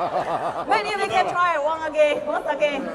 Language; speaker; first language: English; non-native, learner; Chinese